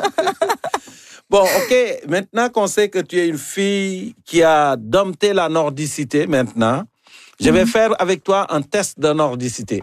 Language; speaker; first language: French; native; French